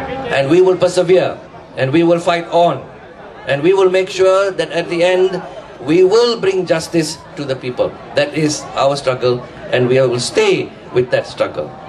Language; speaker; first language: English; non-native, local second language; Tamil